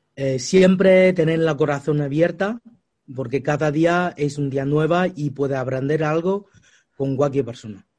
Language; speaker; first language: Spanish; non-native, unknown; Chinese